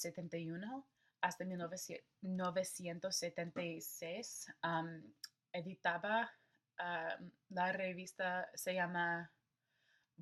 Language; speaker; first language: Spanish; non-native, learner; English